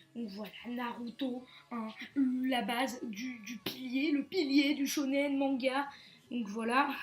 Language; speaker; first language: French; native; French